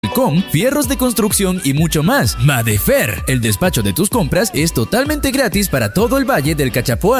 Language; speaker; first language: Spanish; native; Spanish